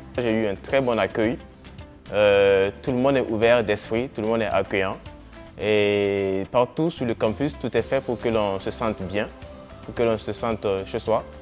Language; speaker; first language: French; non-native, local second language; Mossi